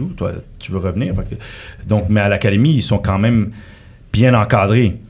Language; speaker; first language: French; native; French